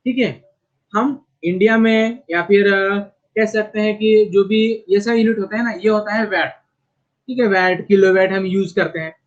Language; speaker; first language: Hindi; non-native, local second language; Marathi